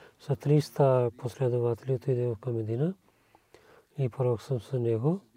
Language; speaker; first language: Bulgarian; non-native, learner; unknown